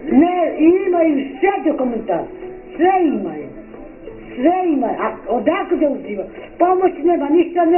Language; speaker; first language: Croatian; non-native, local second language; Romany